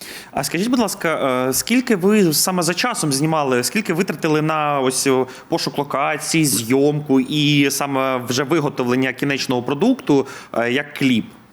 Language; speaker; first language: Ukrainian; native; Ukrainian